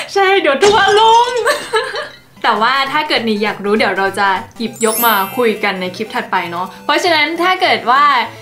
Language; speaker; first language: Thai; native; Thai